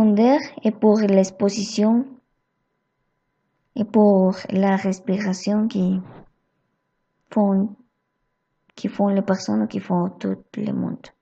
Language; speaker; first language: French; non-native, learner; Spanish